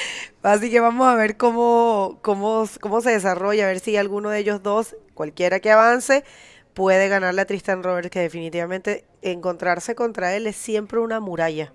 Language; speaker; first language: Spanish; native; Spanish